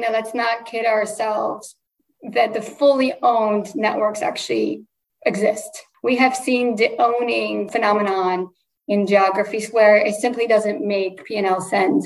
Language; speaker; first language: English; non-native, fluent; Polish